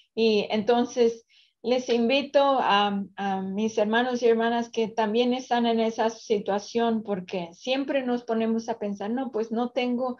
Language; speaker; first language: Spanish; early bilingual, other home language; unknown